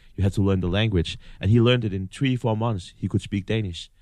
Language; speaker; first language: English; non-native, fluent; Danish